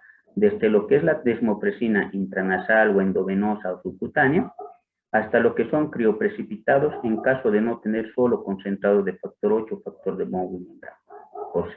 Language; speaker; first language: Spanish; native; Spanish